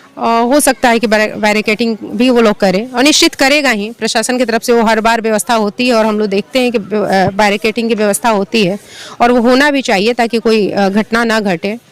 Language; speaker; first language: Hindi; native; Hindi